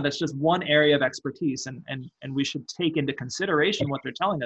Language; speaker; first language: English; native; English